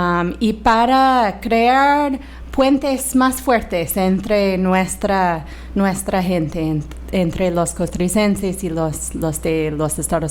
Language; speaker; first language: Spanish; non-native, fluent; English